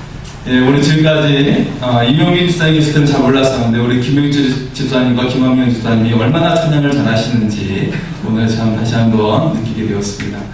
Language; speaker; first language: Korean; native; Korean